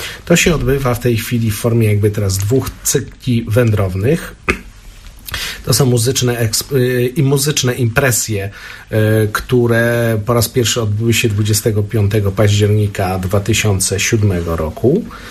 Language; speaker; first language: Polish; native; Polish